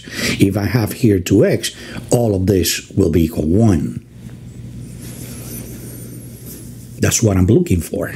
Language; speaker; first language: English; non-native, fluent; Spanish